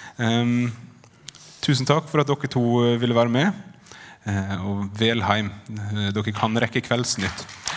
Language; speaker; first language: Norwegian; native; Norwegian